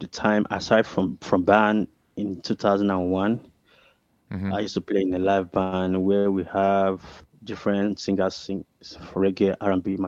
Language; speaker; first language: English; non-native, local second language; Ibibio